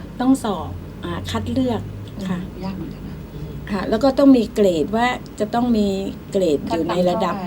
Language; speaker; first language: Thai; native; Thai